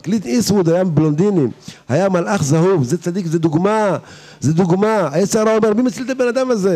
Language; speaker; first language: Hebrew; native; Hebrew